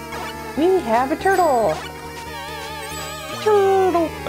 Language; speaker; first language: English; native; English